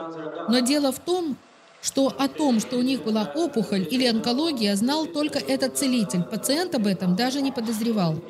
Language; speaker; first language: Russian; native; Russian